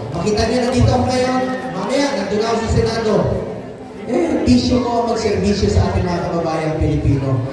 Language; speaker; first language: Filipino; non-native, local second language; Cebuano